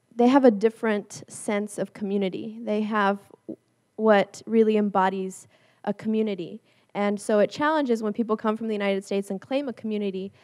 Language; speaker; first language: English; native; English